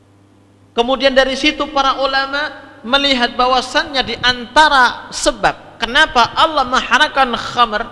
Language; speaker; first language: Indonesian; native; Indonesian